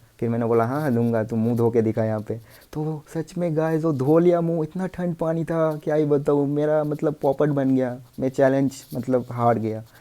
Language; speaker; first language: Hindi; non-native, local second language; Bangla